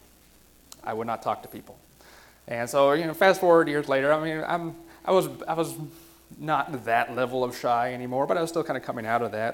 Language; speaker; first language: English; native; English